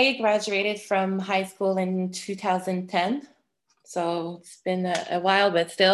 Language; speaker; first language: English; non-native, fluent; French